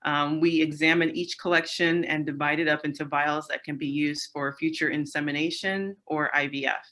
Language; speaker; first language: English; native; English